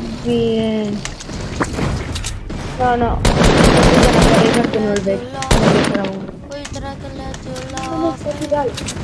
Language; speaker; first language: Catalan; non-native, local second language; Spanish